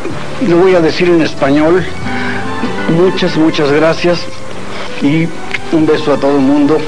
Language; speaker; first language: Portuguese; non-native, learner; Spanish